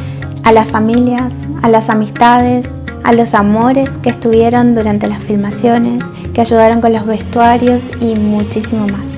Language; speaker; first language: Spanish; native; Spanish